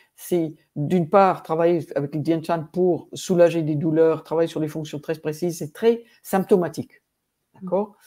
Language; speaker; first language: French; non-native, fluent; English